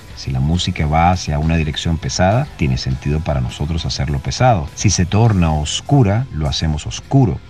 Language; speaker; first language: Spanish; native; Spanish